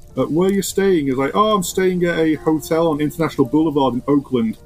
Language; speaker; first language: English; native; English